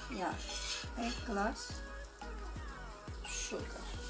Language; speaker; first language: English; non-native, learner; Turkish